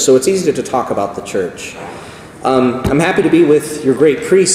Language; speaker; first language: English; native; English